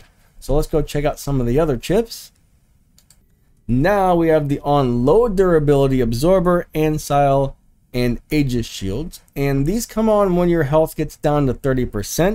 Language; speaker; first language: English; native; English